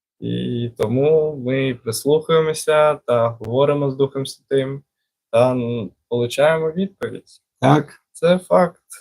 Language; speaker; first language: Ukrainian; non-native, local second language; Russian